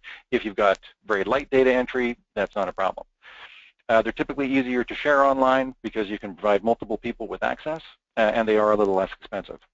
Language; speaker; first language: English; native; English